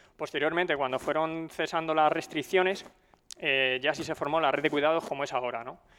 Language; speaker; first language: Spanish; native; Spanish